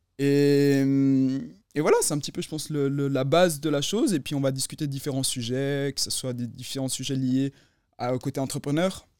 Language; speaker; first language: French; native; French